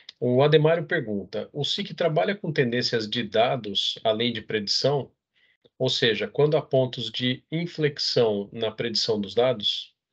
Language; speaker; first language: Portuguese; native; Portuguese